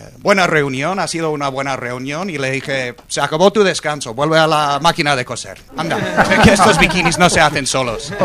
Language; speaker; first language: Spanish; non-native, fluent; English